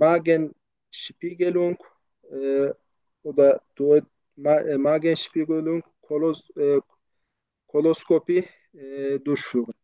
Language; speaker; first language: German; non-native, learner; Turkish